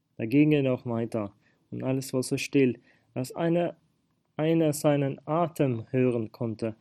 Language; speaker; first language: German; non-native, fluent; Swedish